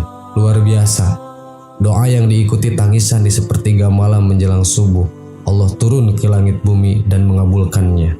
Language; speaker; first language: Indonesian; native; Indonesian